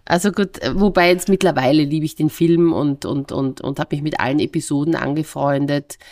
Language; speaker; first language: German; native; German